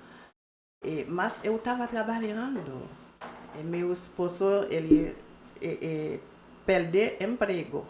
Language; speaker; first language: Portuguese; non-native, learner; Haitian Creole